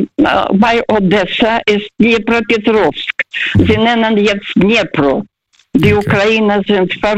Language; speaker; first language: German; non-native, learner; Russian